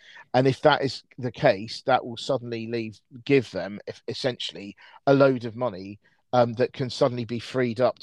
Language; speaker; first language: English; native; English